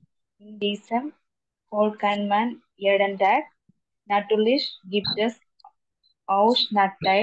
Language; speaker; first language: German; non-native, learner; Malayalam